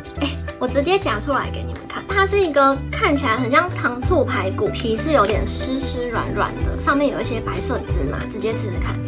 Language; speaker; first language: Chinese; native; Chinese